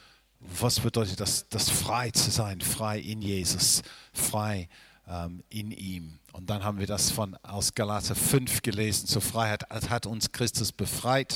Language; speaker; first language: German; non-native, fluent; English